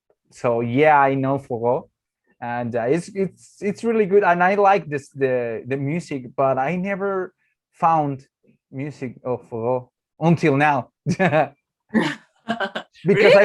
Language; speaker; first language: English; non-native, learner; Spanish